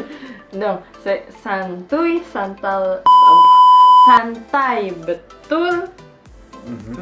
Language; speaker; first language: French; non-native, learner; Indonesian